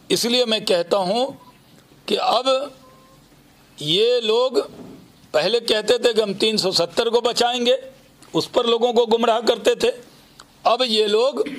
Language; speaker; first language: Hindi; native; Hindi